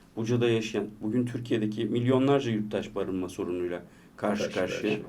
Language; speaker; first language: Turkish; native; Turkish